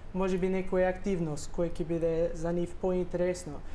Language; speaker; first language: Macedonian; non-native, learner; English